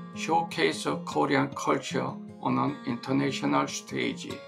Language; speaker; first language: English; non-native, fluent; Korean